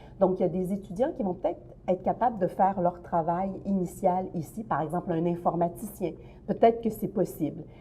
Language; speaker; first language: French; native; French